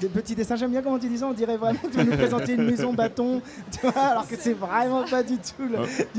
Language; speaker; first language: French; native; French